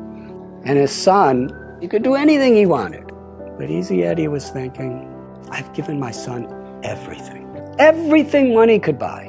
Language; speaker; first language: English; native; English